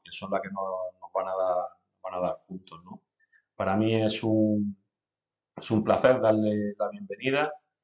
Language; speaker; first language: Spanish; native; Spanish